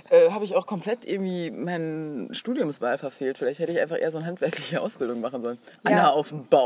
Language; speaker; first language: German; native; German